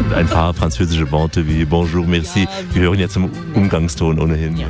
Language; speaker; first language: German; native; German